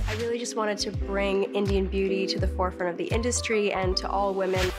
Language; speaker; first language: English; native; English